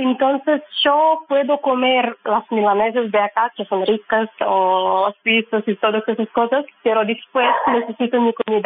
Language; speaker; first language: Spanish; non-native, learner; Russian